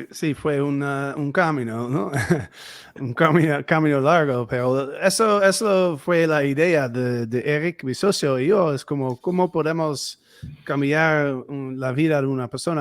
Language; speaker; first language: Spanish; non-native, fluent; Dutch